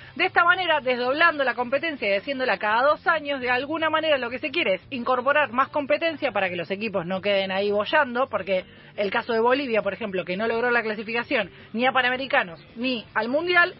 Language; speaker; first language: Spanish; native; Spanish